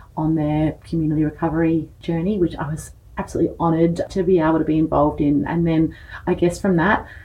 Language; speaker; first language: English; native; English